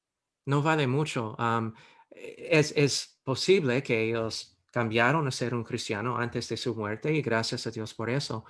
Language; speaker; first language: Spanish; non-native, fluent; English